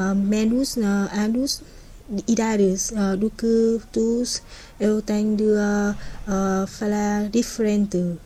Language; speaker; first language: Portuguese; non-native, learner; Vietnamese